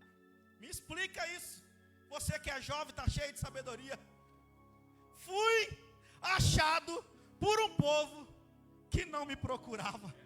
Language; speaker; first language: Portuguese; native; Portuguese